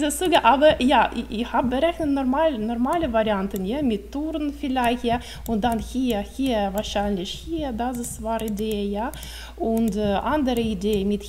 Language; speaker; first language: German; non-native, learner; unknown